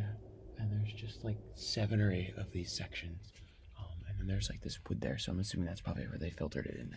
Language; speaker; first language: English; native; English